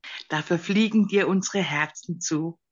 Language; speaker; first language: German; native; German